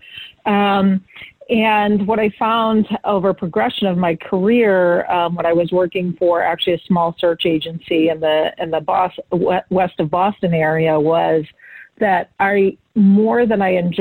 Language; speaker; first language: English; native; English